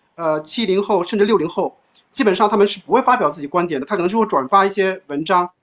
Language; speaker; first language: Chinese; native; Chinese